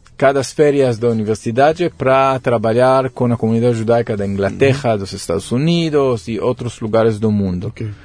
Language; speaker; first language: Portuguese; non-native, learner; Hebrew